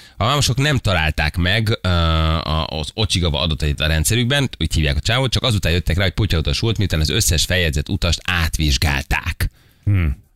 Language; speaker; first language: Hungarian; native; Hungarian